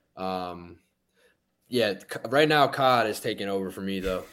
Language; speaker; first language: English; native; English